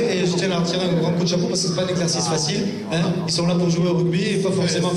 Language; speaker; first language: French; native; French